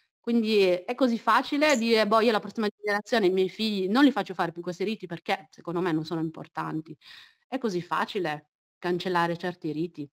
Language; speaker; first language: Italian; early bilingual, other home language; Chinese